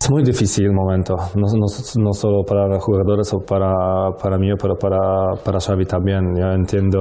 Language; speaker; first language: Spanish; non-native, learner; Polish